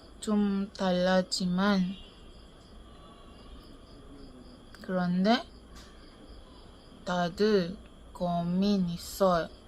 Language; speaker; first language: Korean; non-native, learner; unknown